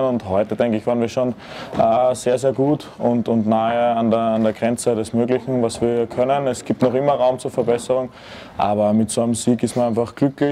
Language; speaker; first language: German; native; German